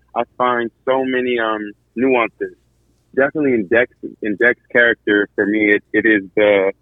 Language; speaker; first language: English; native; English